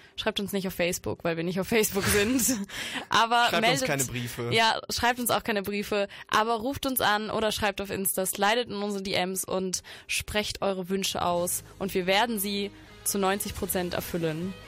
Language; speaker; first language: German; native; German